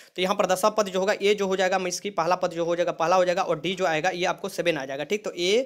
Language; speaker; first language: Hindi; native; Hindi